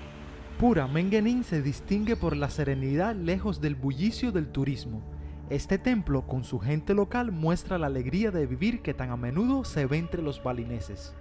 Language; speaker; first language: Spanish; native; Spanish